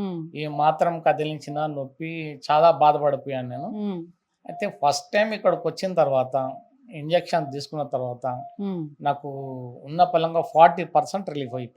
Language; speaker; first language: Telugu; native; Telugu